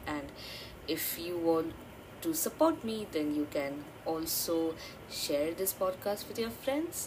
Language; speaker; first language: English; non-native, local second language; Bangla